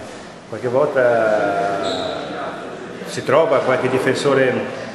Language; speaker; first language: Italian; non-native, fluent; Portuguese